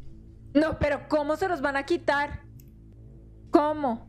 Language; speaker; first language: Spanish; native; Spanish